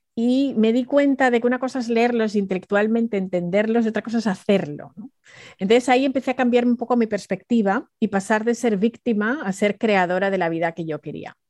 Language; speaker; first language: Spanish; early bilingual, other home language; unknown